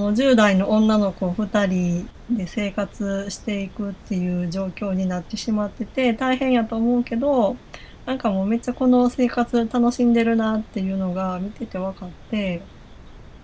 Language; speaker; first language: Japanese; native; Japanese